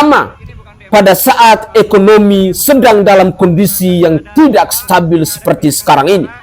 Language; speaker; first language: Indonesian; native; Indonesian